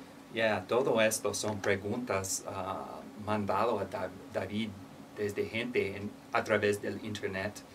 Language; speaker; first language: Spanish; non-native, learner; English